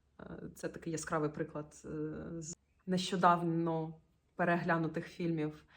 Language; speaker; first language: Ukrainian; native; Ukrainian